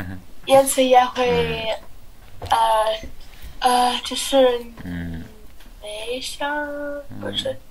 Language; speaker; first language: Chinese; non-native, learner; English